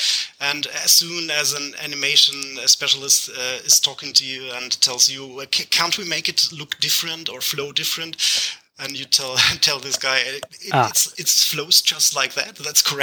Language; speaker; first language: English; non-native, fluent; German